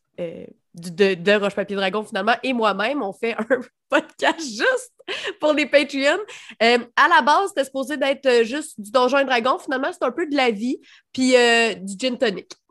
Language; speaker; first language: French; native; French